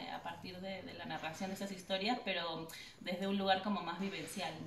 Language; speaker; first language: Spanish; native; Spanish